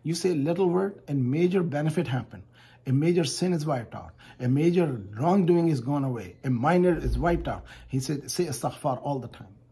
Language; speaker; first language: English; non-native, fluent; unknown